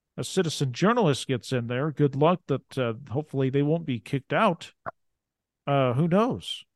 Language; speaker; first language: English; native; English